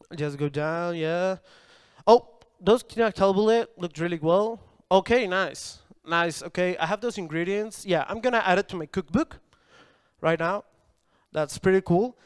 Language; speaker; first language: English; non-native, fluent; Spanish